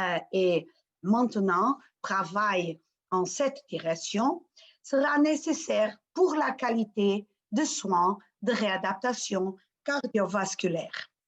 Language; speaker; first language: French; non-native, fluent; Portuguese